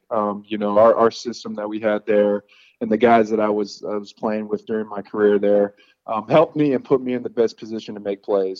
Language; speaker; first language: English; native; English